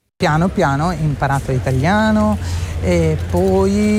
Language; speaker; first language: Italian; non-native, learner; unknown